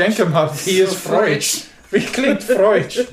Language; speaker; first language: German; non-native, learner; English